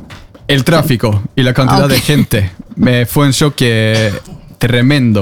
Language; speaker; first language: Spanish; non-native, fluent; Norwegian